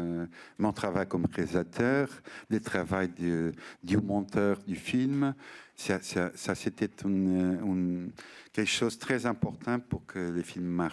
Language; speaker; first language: French; non-native, fluent; Portuguese